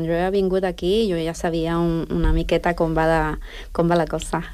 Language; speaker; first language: Catalan; non-native, fluent; Spanish